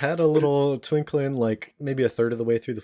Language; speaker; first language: English; native; English